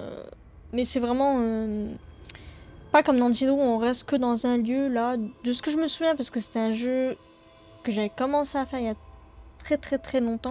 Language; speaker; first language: French; native; French